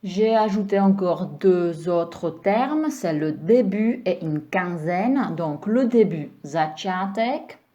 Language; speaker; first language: French; non-native, fluent; Czech